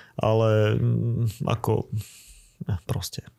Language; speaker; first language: Slovak; native; Slovak